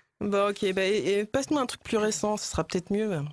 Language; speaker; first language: French; native; French